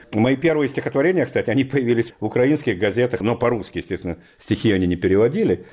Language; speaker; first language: Russian; native; Russian